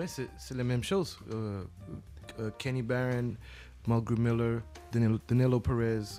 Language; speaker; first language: French; non-native, learner; English